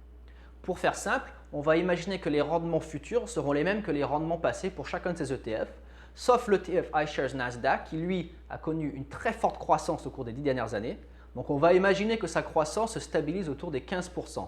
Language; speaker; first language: French; native; French